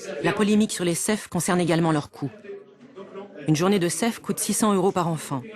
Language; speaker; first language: French; native; French